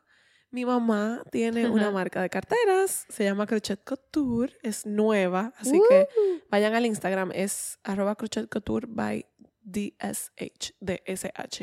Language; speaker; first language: Spanish; native; Spanish